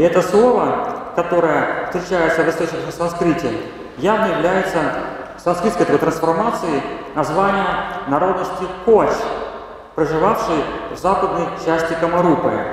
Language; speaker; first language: Russian; native; Russian